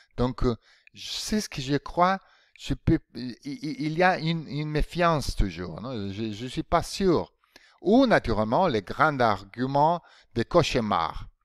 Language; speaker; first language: French; non-native, fluent; Spanish